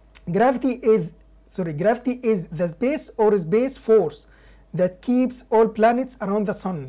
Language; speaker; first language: English; non-native, fluent; Arabic